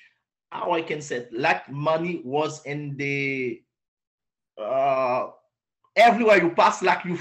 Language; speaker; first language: English; non-native, learner; Haitian Creole